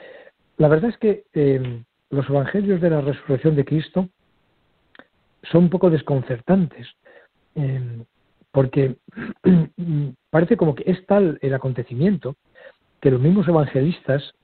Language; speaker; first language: Spanish; native; Spanish